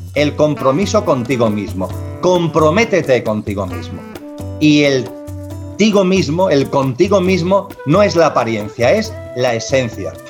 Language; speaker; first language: Spanish; native; Spanish